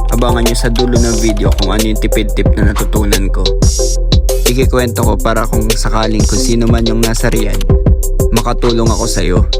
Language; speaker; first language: Filipino; native; Filipino